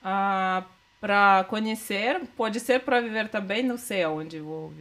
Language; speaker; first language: Portuguese; non-native, learner; Russian